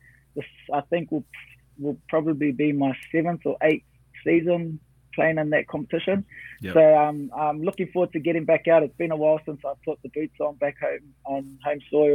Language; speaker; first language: English; native; English